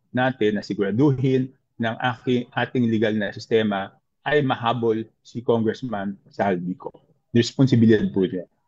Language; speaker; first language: Filipino; native; Filipino